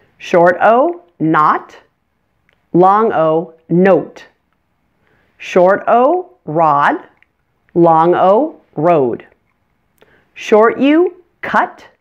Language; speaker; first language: English; native; English